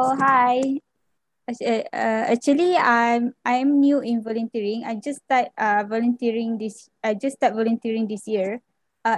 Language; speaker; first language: English; non-native, local second language; Malay